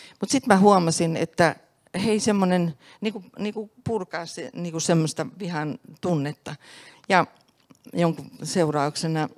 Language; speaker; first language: Finnish; native; Finnish